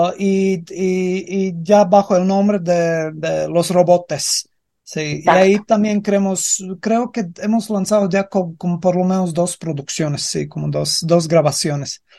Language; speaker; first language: Spanish; non-native, fluent; Latvian